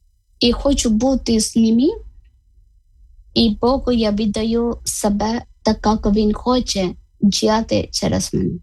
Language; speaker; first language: Ukrainian; non-native, learner; Malayalam